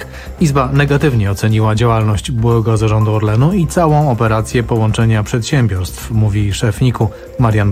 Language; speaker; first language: Polish; native; Polish